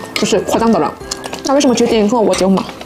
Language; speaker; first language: Chinese; non-native, learner; Korean